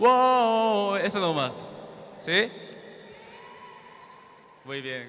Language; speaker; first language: Spanish; non-native, learner; Korean